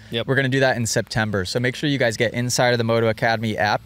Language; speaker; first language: English; native; English